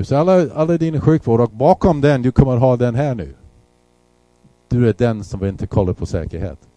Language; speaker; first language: Swedish; non-native, fluent; English